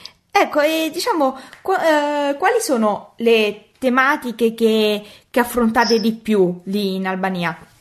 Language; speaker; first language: Italian; native; Italian